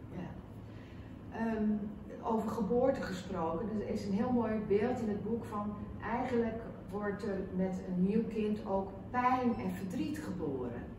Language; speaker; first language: Dutch; non-native, local second language; Western Frisian